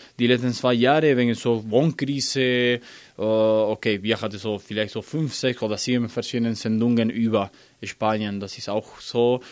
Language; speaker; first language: German; non-native, learner; Spanish